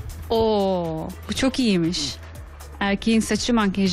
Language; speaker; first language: Turkish; native; Turkish